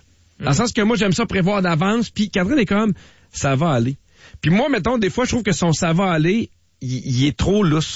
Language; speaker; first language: French; native; French